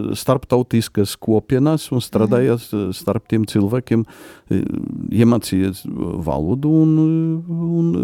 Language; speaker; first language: Latvian; non-native, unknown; Polish